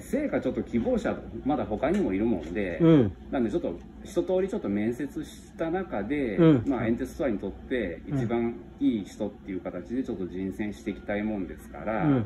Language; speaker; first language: Japanese; native; Japanese